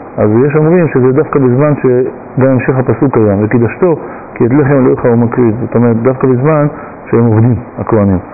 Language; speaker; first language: Hebrew; native; Hebrew